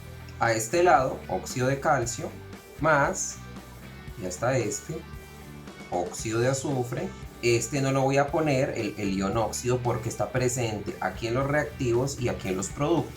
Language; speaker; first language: Spanish; native; Spanish